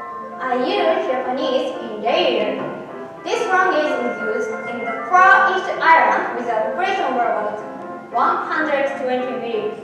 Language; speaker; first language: English; non-native, learner; Japanese